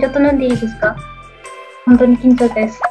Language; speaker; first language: Japanese; non-native, learner; Indonesian